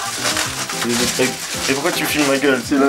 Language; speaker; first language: French; native; French